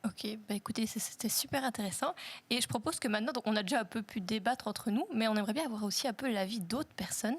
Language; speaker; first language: French; native; French